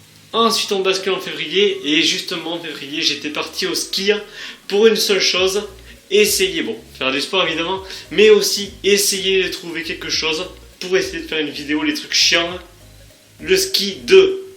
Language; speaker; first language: French; native; French